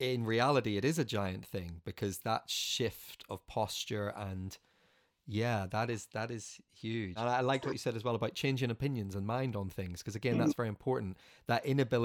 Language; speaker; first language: English; native; English